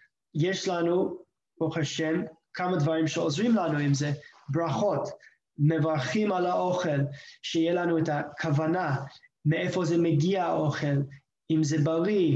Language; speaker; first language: Hebrew; non-native, fluent; English